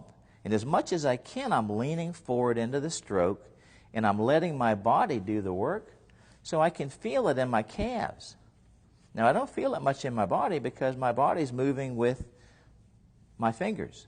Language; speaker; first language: English; native; English